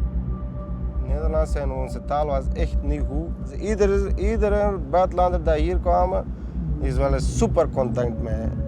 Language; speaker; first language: Dutch; non-native, learner; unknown